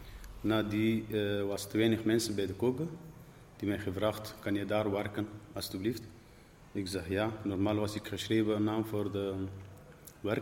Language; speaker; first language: Dutch; non-native, learner; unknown